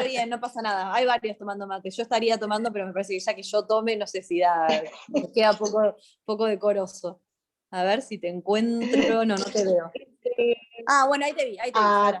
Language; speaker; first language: Spanish; native; Spanish